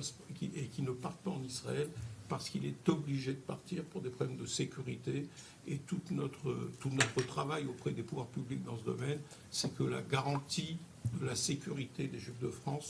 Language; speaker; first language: French; native; French